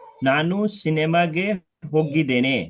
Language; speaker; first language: Kannada; non-native, learner; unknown